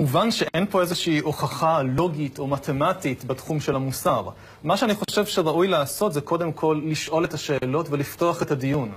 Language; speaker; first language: Hebrew; native; Hebrew